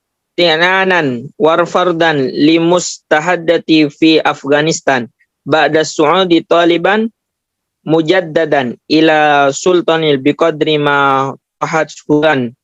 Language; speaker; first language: Arabic; non-native, learner; Indonesian